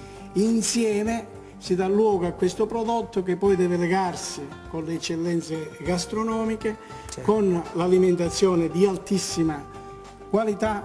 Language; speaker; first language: Italian; native; Italian